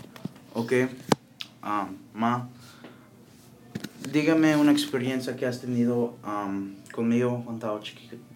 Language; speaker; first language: Spanish; early bilingual, heritage; Spanish